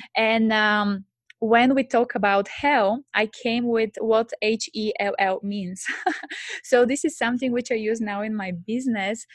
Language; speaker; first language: English; non-native, fluent; Bulgarian